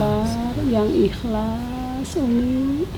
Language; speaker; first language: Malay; non-native, local second language; Sundanese